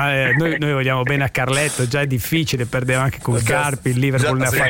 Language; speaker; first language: Italian; native; Italian